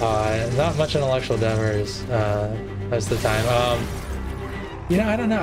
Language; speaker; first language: English; native; English